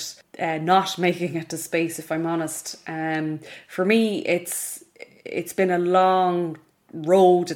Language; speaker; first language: English; native; English